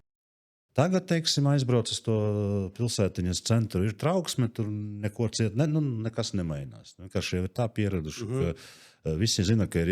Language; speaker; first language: Latvian; native; Latvian